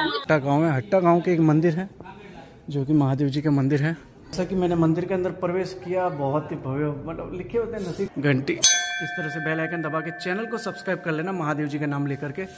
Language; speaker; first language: Hindi; non-native, local second language; Gujarati